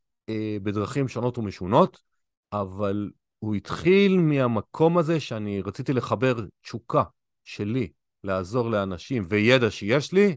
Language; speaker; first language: Hebrew; native; Hebrew